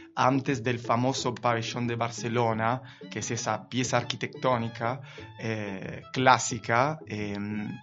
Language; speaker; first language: Spanish; non-native, fluent; Italian